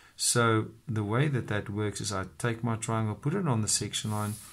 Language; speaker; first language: English; non-native, local second language; Afrikaans